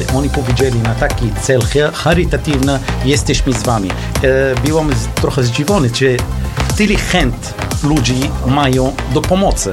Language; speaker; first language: Polish; non-native, learner; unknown